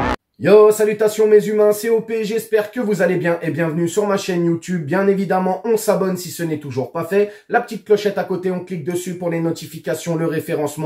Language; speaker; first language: French; native; French